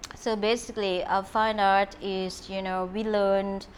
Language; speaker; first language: English; non-native, fluent; Thai